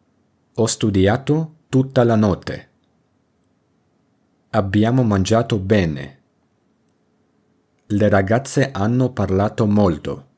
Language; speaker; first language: Italian; non-native, fluent; English